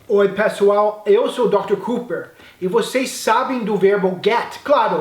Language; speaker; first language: Portuguese; non-native, fluent; English